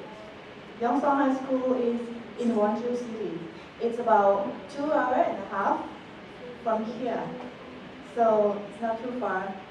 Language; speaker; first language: English; non-native, fluent; Thai